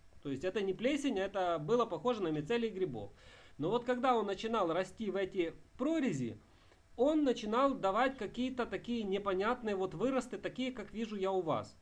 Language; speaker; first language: Russian; native; Russian